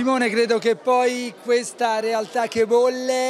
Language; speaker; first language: Italian; native; Italian